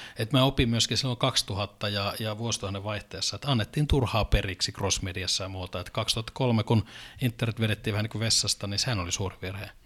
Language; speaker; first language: Finnish; native; Finnish